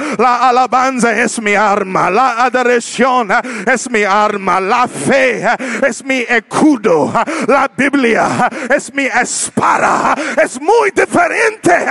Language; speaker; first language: Spanish; non-native, learner; English